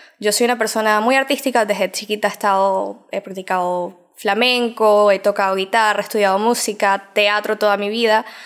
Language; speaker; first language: Spanish; native; Spanish